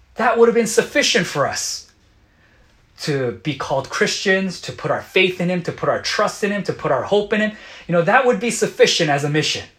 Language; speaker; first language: English; native; English